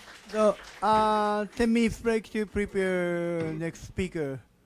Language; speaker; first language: English; non-native, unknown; Japanese